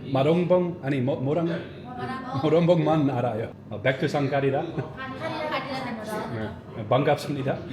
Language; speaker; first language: Korean; non-native, learner; Dutch